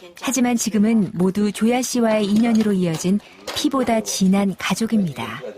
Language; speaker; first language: Korean; native; Korean